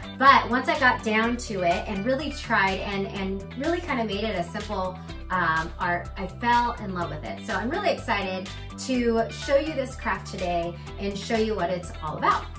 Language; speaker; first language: English; native; English